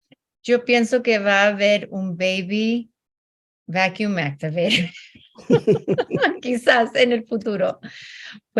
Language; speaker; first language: Spanish; non-native, fluent; English